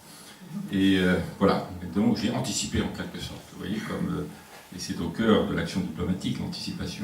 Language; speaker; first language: French; native; French